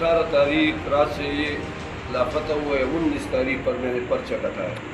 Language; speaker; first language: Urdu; non-native, local second language; Pashto